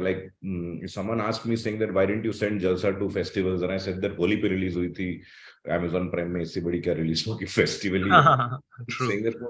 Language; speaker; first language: English; non-native, local second language; Malayalam